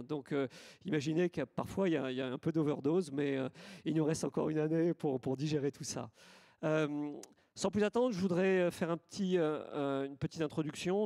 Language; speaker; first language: French; native; French